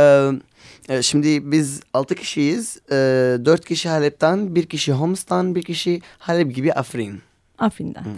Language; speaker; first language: Turkish; non-native, learner; Arabic